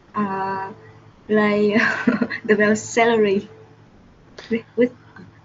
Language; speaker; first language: English; non-native, learner; Vietnamese